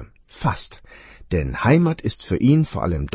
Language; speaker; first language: German; native; German